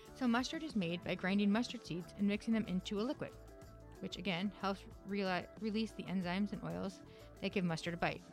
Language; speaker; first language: English; native; English